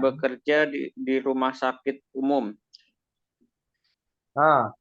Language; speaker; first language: Indonesian; native; Indonesian